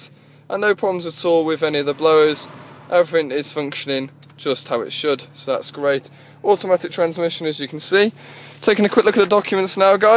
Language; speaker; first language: English; native; English